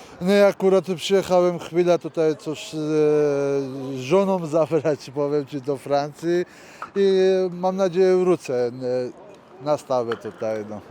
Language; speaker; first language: Polish; non-native, learner; Georgian